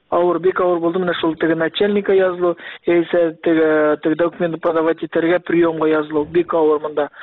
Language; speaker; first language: Tatar; early bilingual, heritage; Tatar